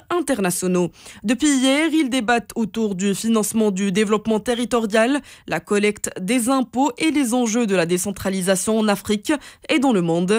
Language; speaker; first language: French; non-native, local second language; Arabic